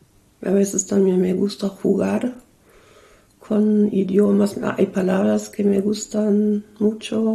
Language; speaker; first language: Spanish; early bilingual, other home language; German